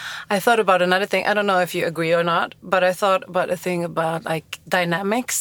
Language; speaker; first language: English; non-native, fluent; Swedish